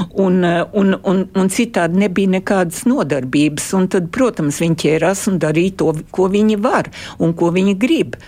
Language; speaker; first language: Latvian; early bilingual, heritage; Latvian